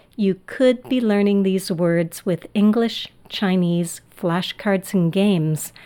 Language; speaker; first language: English; native; English